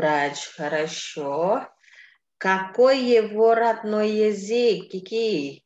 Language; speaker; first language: Russian; non-native, fluent; Indonesian